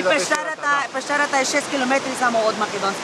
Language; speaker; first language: Macedonian; non-native, learner; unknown